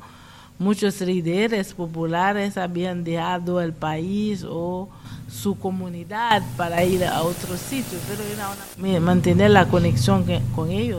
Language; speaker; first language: Spanish; non-native, fluent; Haitian Creole